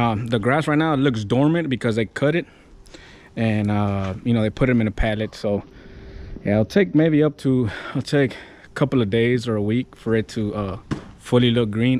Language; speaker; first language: English; early bilingual, other home language; Spanish